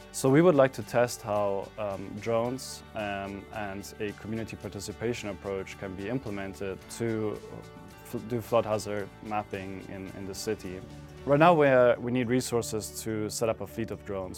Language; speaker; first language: English; non-native, fluent; German